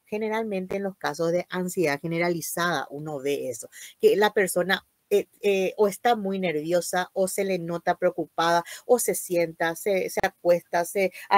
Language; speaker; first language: Spanish; native; Spanish